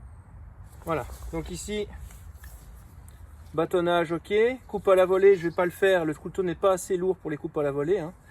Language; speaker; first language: French; native; French